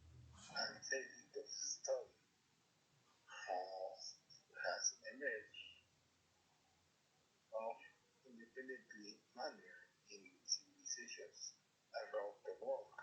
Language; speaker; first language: English; non-native, learner; Spanish